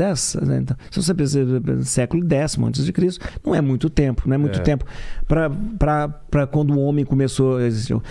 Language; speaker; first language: Portuguese; native; Portuguese